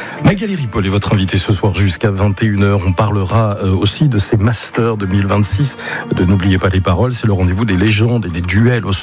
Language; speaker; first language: French; native; French